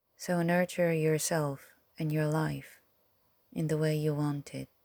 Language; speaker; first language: English; non-native, fluent; Korean